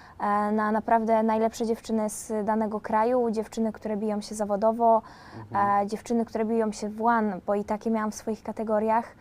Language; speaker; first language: Polish; native; Polish